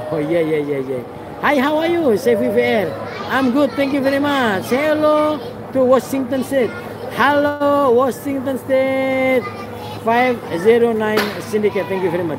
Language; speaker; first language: English; non-native, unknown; Indonesian